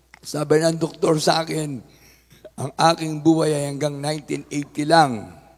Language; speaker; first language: Filipino; native; Filipino